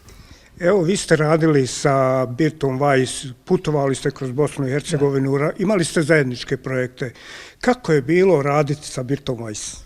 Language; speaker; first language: Bosnian; native; Bosnian